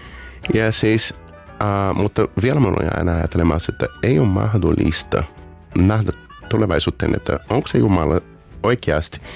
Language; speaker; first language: Finnish; non-native, learner; Portuguese